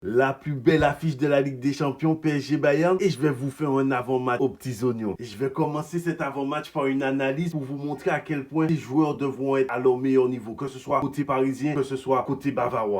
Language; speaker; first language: French; native; French